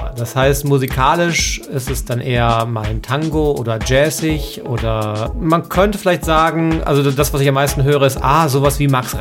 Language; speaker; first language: German; native; German